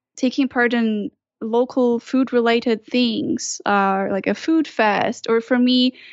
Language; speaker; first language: English; non-native, fluent; German